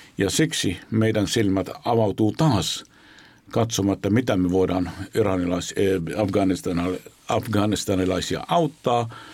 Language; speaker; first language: Finnish; non-native, fluent; Arabic